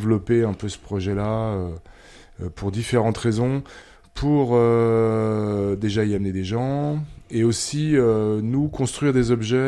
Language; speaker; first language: French; native; French